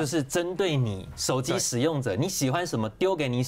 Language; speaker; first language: Chinese; native; Chinese